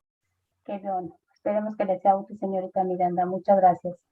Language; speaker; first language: Spanish; native; Spanish